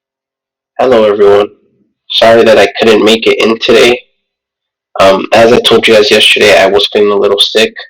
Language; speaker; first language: English; native; English